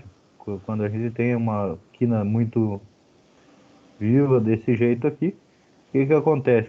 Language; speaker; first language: Portuguese; native; Portuguese